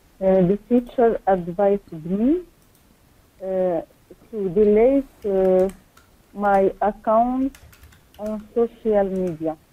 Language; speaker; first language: English; non-native, fluent; Arabic